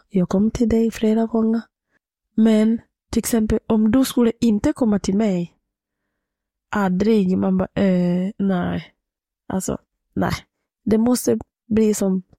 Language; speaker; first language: Swedish; non-native, fluent; Swahili